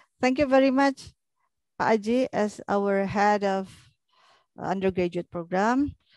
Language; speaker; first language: English; non-native, fluent; Indonesian